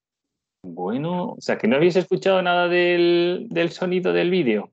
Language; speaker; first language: Spanish; native; Spanish